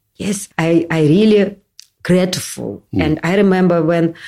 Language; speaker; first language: English; non-native, learner; Russian